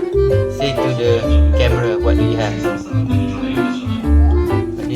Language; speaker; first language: English; non-native, local second language; Malay